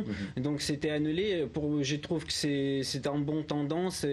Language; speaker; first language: French; non-native, learner; Ukrainian